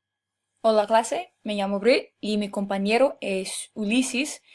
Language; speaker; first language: Spanish; non-native, fluent; English